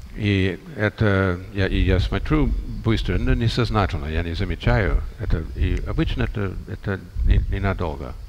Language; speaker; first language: Russian; non-native, fluent; English